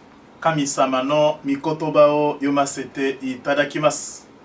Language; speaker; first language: Japanese; non-native, fluent; French